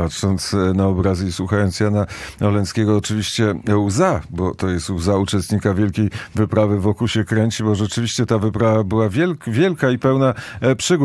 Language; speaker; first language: Polish; native; Polish